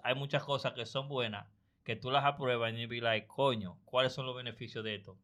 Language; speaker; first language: Spanish; native; Spanish